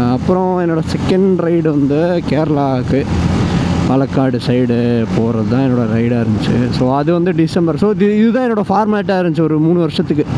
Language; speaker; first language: Tamil; non-native, local second language; Malayalam